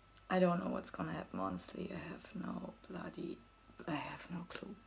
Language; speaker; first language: English; non-native, fluent; German